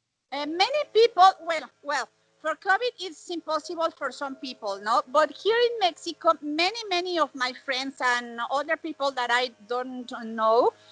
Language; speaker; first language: English; non-native, learner; Spanish